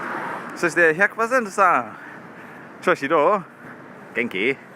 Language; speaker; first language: Japanese; non-native, learner; English